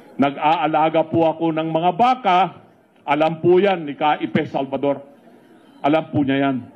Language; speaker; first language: Filipino; non-native, local second language; Iloko